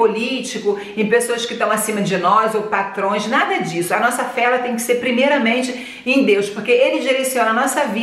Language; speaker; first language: Portuguese; native; Portuguese